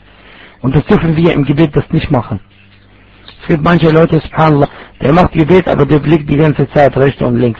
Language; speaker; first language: German; non-native, fluent; Arabic